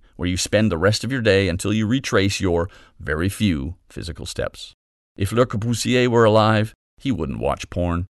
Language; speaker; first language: English; native; English